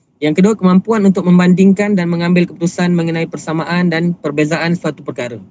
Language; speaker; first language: Malay; native; Malay